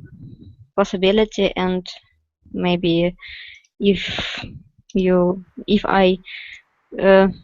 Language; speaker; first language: English; non-native, learner; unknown